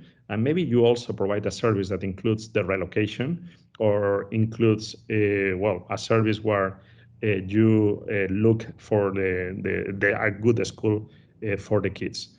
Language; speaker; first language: English; non-native, fluent; Spanish